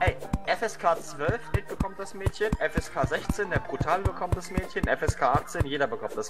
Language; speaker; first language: German; native; German